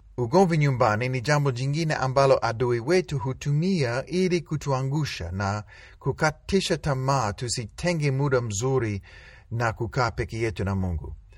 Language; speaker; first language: Swahili; native; Swahili